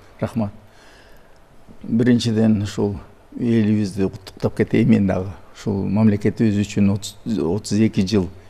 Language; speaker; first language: Kyrgyz; native; Kyrgyz